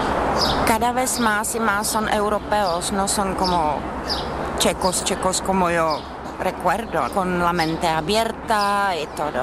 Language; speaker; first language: Spanish; non-native, fluent; Czech